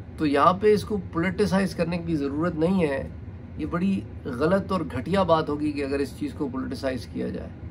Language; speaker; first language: Urdu; native; Urdu